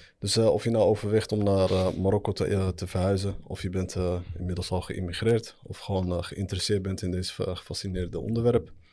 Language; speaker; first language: Dutch; early bilingual, other home language; Arabic